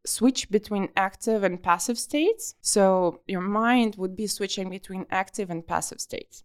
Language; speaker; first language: English; non-native, fluent; Russian